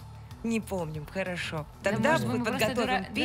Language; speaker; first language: Russian; native; Russian